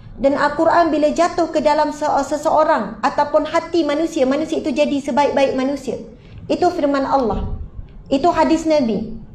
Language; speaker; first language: Malay; native; Malay